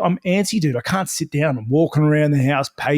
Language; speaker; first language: English; native; English